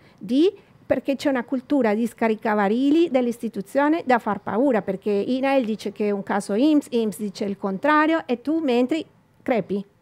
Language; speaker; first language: Italian; non-native, fluent; Spanish